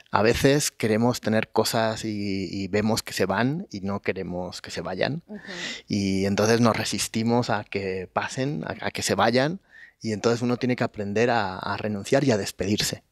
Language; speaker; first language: Spanish; native; Spanish